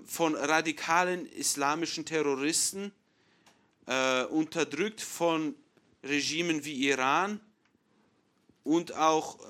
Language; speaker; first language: German; non-native, fluent; English